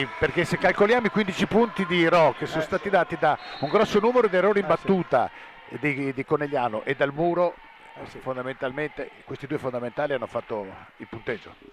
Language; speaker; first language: Italian; native; Italian